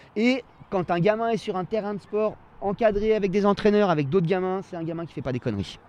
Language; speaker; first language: French; native; French